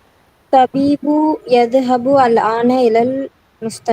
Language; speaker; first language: Arabic; non-native, learner; Tamil